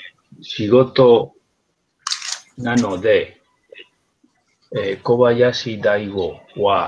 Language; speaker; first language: Japanese; non-native, learner; Spanish